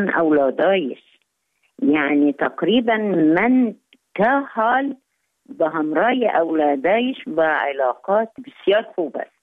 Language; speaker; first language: Persian; non-native, learner; Arabic